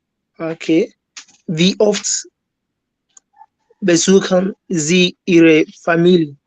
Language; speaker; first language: German; non-native, learner; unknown